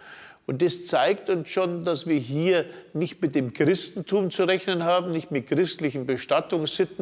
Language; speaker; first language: German; native; German